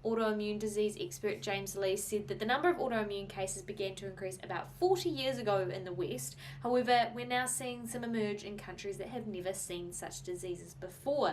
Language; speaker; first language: English; native; English